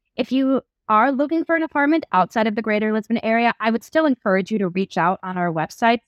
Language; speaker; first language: English; native; English